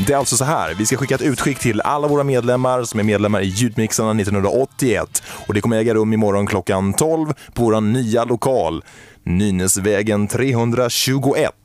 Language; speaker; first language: Swedish; native; Swedish